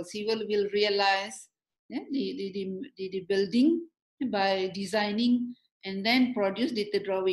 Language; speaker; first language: English; non-native, local second language; Malay